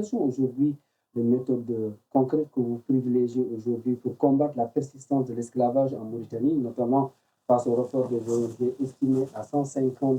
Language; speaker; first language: French; non-native, local second language; Soninke